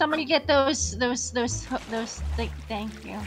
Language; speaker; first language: English; native; English